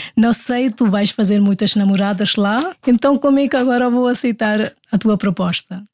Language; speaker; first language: Portuguese; non-native, fluent; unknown